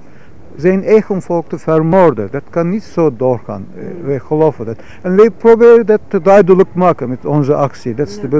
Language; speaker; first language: Dutch; non-native, fluent; Turkish